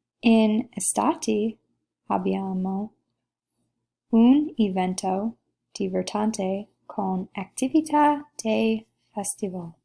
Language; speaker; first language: Italian; non-native, learner; English